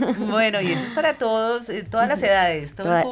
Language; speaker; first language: Spanish; native; Spanish